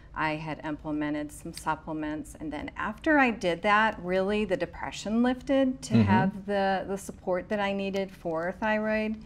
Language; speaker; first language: English; native; English